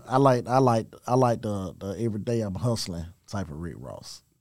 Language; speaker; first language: English; native; English